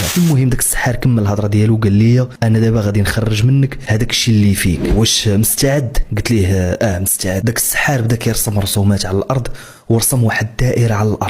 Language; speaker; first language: Arabic; native; Arabic